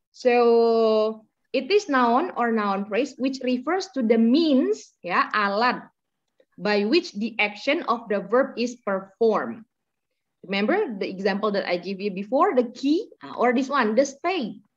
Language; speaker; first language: English; non-native, fluent; Indonesian